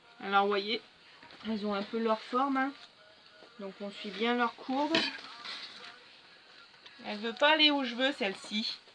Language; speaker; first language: French; native; French